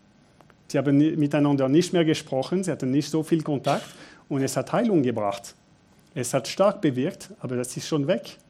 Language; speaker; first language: German; non-native, fluent; French